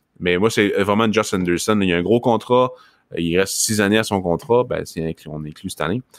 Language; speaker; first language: French; native; French